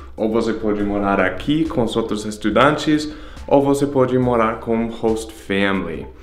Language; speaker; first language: Portuguese; non-native, fluent; English